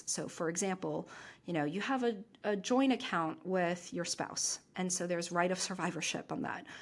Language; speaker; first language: English; native; English